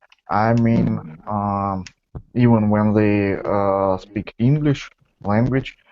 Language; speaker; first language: English; non-native, fluent; Russian